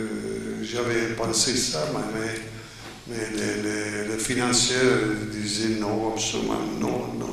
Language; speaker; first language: French; non-native, fluent; Italian